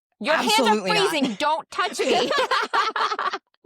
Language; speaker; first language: English; native; English